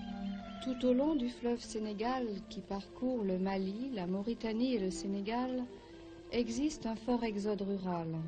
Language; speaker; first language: French; native; French